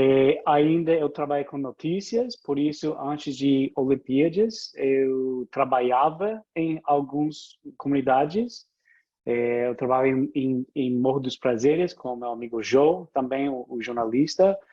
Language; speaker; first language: Portuguese; non-native, fluent; English